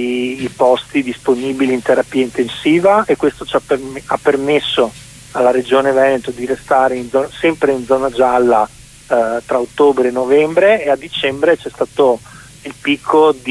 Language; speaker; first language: Italian; native; Italian